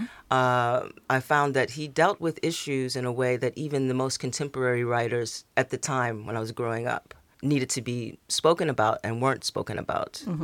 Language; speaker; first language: English; native; English